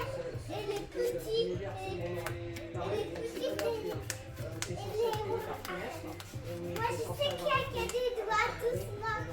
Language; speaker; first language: French; native; French